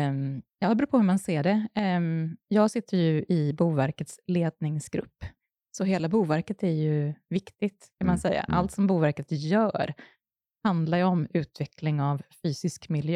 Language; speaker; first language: Swedish; native; Swedish